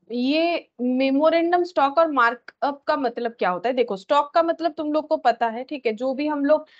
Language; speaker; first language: Hindi; native; Hindi